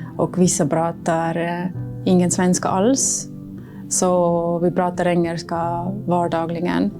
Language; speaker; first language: Swedish; non-native, fluent; Estonian